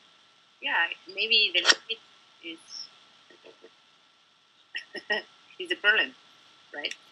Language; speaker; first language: English; non-native, learner; Spanish